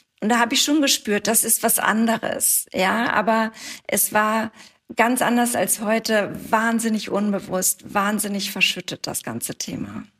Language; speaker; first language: German; native; German